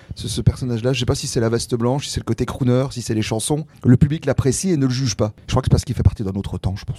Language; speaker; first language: French; native; French